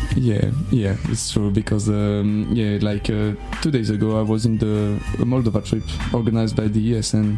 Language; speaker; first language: English; non-native, learner; French